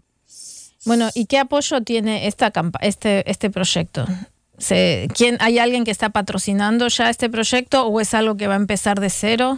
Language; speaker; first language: Spanish; native; Spanish